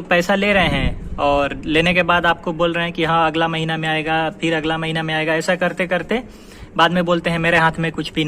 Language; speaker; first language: Hindi; native; Hindi